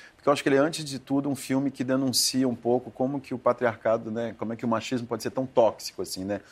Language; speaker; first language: Portuguese; native; Portuguese